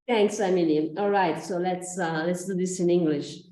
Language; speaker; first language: English; non-native, fluent; Italian